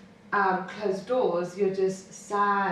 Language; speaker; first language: English; native; English